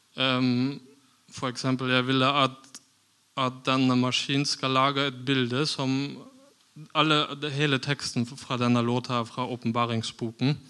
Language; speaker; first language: Norwegian; non-native, fluent; German